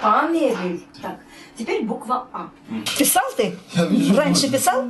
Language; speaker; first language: Russian; native; Russian